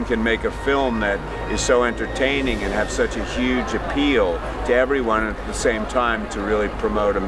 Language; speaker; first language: English; native; English